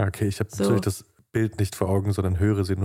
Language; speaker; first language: German; native; German